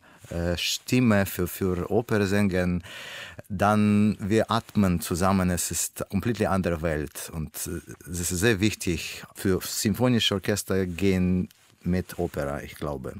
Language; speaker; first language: German; non-native, learner; Russian